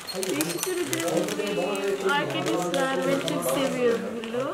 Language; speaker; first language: Turkish; non-native, learner; Indonesian